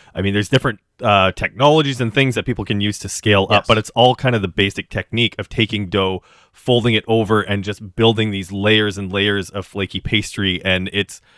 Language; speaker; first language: English; native; English